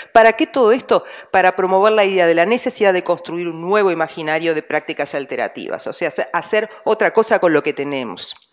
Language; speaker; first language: Spanish; native; Spanish